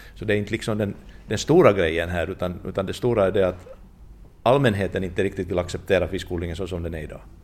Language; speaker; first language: Swedish; non-native, fluent; Finnish